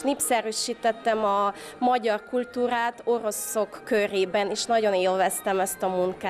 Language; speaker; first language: Hungarian; non-native, fluent; Udmurt